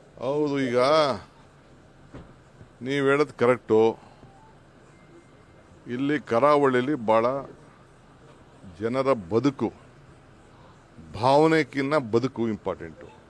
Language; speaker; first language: Kannada; native; Kannada